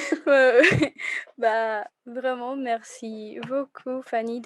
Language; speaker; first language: French; non-native, fluent; Spanish